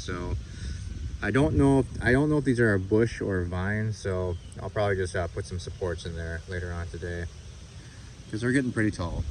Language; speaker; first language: English; native; English